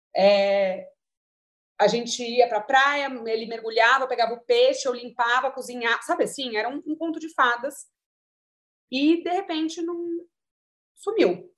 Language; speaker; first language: Portuguese; native; Portuguese